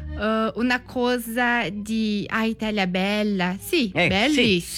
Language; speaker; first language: Italian; non-native, learner; Portuguese